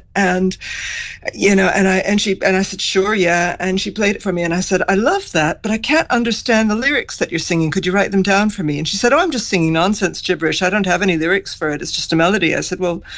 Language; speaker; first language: English; native; English